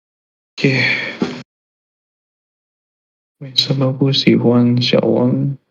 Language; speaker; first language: Chinese; non-native, learner; Indonesian